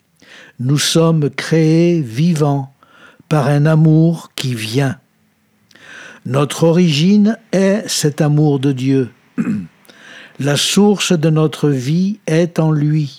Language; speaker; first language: French; native; French